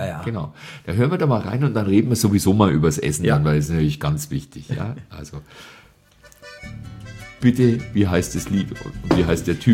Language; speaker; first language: German; native; German